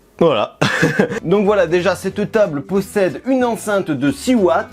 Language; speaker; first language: French; native; French